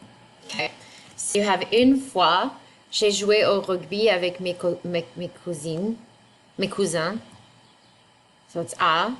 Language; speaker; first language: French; non-native, fluent; English